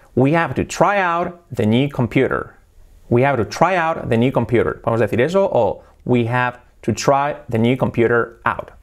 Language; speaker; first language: English; non-native, fluent; Spanish